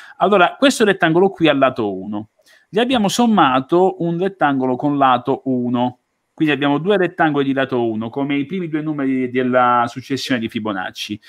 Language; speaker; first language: Italian; native; Italian